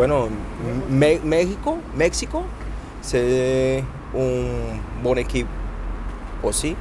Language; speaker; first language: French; non-native, learner; Spanish